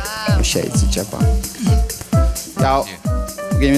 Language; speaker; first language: Chinese; non-native, fluent; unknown